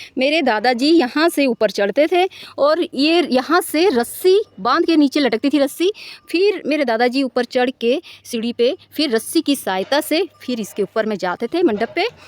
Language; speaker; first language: Hindi; non-native, local second language; Marathi